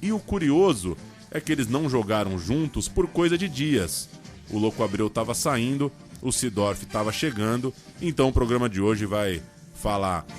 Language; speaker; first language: Portuguese; native; Portuguese